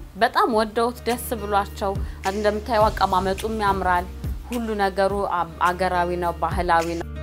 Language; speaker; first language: Amharic; native; Amharic